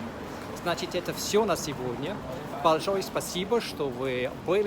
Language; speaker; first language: Russian; non-native, fluent; English